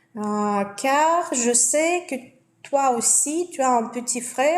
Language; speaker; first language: French; non-native, fluent; Russian